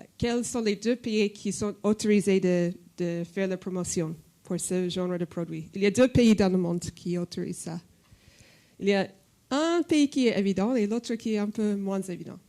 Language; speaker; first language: French; non-native, fluent; English